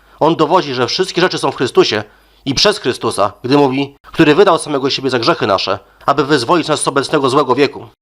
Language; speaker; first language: Polish; native; Polish